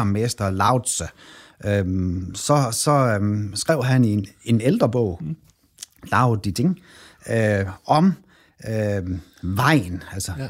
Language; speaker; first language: Danish; native; Danish